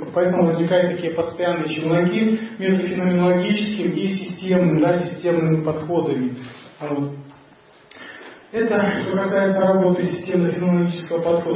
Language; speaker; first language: Russian; native; Russian